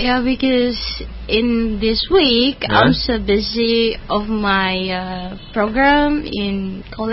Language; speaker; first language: English; non-native, learner; Indonesian